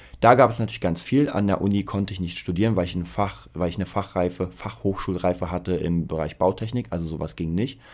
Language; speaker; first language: German; early bilingual, other home language; Polish